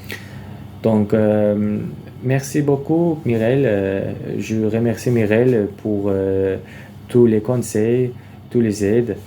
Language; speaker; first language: French; non-native, fluent; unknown